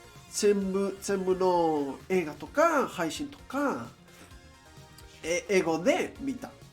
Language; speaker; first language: Japanese; non-native, learner; Spanish